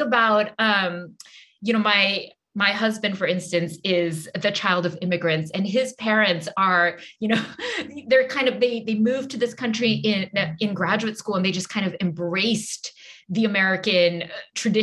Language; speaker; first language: English; native; English